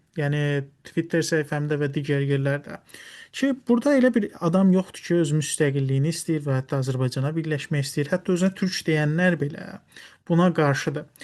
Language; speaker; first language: Azerbaijani; non-native, local second language; Talysh